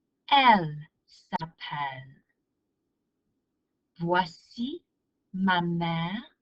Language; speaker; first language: French; non-native, fluent; English